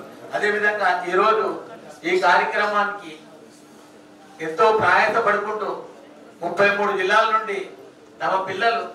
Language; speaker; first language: Telugu; native; Telugu